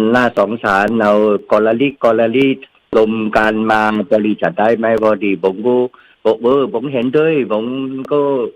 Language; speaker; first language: Thai; non-native, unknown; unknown